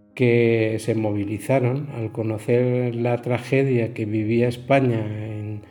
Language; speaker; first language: Spanish; native; Spanish